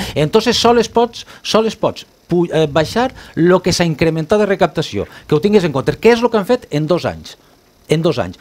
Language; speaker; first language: Catalan; native; Catalan